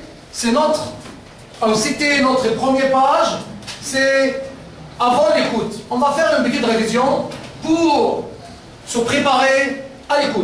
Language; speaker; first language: French; non-native, fluent; Arabic